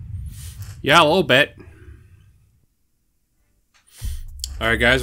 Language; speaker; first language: English; native; English